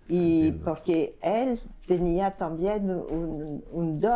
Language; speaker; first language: Spanish; non-native, fluent; French